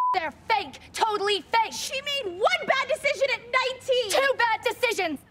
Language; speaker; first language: English; native; English